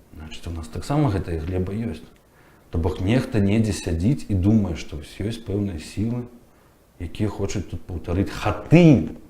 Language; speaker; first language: Belarusian; native; Belarusian